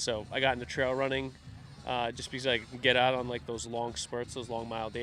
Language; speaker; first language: English; native; English